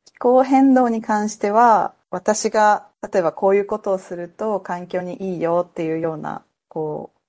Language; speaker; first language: Japanese; native; Japanese